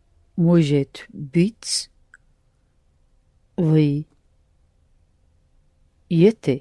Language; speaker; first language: Russian; non-native, learner; English